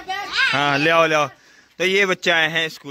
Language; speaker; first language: Hindi; native; Hindi